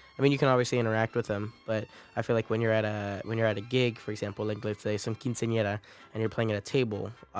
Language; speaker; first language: English; native; English